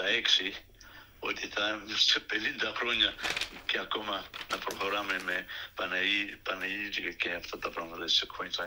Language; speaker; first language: Greek; early bilingual, other home language; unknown